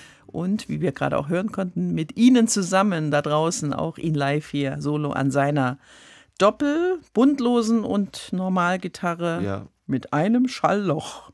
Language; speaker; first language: German; native; German